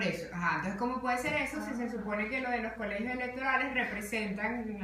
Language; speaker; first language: Spanish; native; Spanish